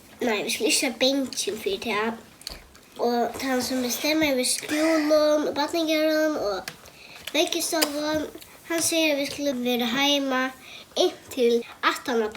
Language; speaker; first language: Norwegian; non-native, learner; Faroese